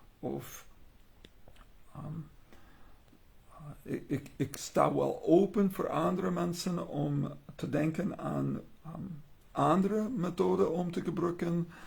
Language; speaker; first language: Dutch; non-native, learner; English